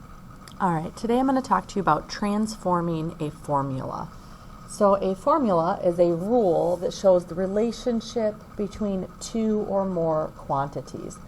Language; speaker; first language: English; native; English